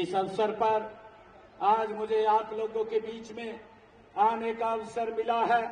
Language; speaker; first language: Hindi; native; Hindi